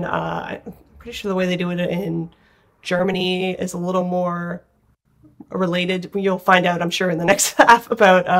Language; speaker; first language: English; native; English